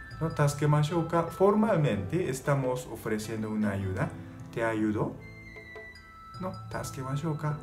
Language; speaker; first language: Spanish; non-native, fluent; Japanese